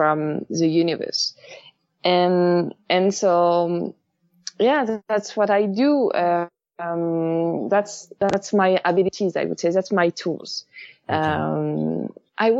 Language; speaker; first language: English; non-native, learner; French